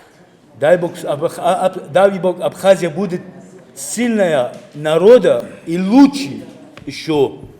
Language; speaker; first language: Russian; non-native, learner; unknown